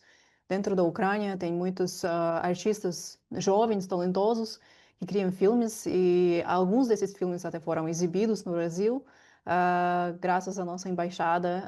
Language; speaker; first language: Portuguese; non-native, fluent; Ukrainian